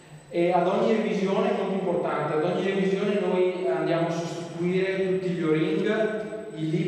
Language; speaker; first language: Italian; native; Italian